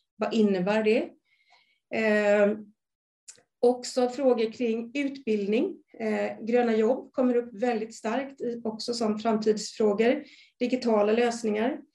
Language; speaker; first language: Swedish; native; Swedish